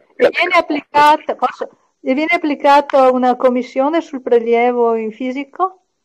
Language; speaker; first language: Italian; non-native, fluent; German